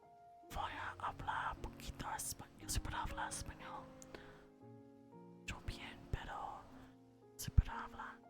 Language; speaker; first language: Spanish; early bilingual, heritage; English